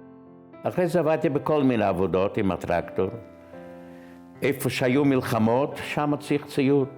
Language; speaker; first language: Hebrew; non-native, fluent; Yiddish